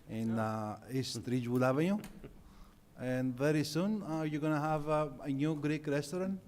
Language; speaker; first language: English; non-native, fluent; Greek